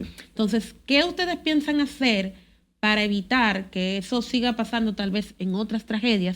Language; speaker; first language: Spanish; native; Spanish